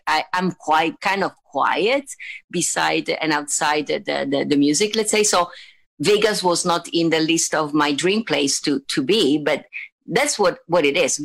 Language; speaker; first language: English; non-native, fluent; Italian